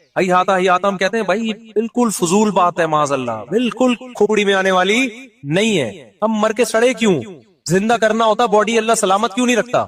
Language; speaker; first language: Urdu; native; Urdu